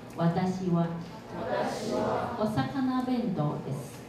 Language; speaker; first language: Japanese; non-native, fluent; Chinese